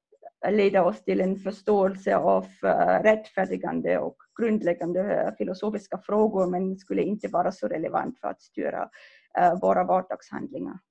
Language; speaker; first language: Swedish; non-native, fluent; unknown